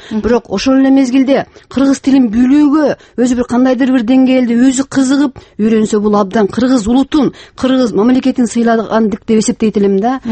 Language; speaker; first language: Kyrgyz; non-native, local second language; Russian